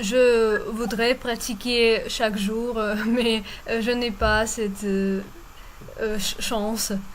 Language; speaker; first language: French; non-native, fluent; Russian